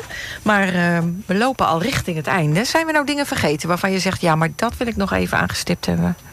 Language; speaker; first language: Dutch; native; Dutch